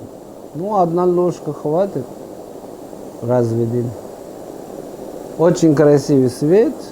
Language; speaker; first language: Russian; non-native, fluent; Persian